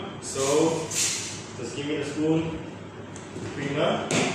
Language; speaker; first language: English; non-native, local second language; Chinese